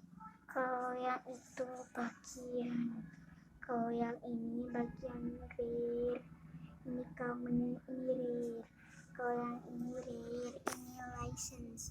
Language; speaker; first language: Indonesian; native; Indonesian